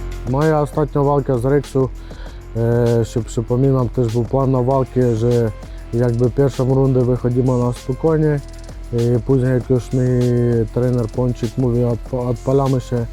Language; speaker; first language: Polish; non-native, fluent; Ukrainian